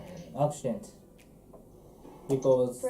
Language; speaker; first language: English; non-native, learner; Japanese